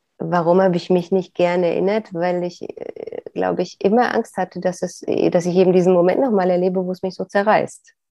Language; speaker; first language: German; native; German